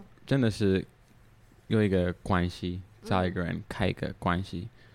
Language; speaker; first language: Chinese; non-native, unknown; English